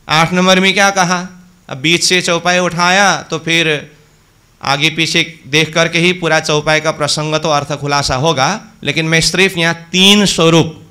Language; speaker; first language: Hindi; native; Hindi